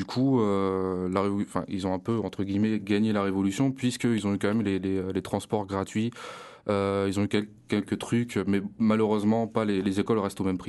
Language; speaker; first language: French; native; French